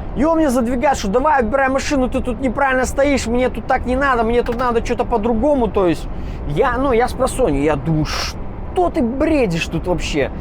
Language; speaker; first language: Russian; native; Russian